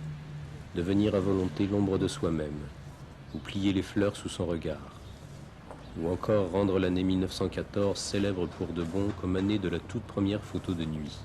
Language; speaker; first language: French; native; French